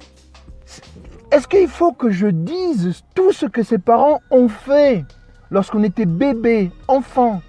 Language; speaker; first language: French; early bilingual, other home language; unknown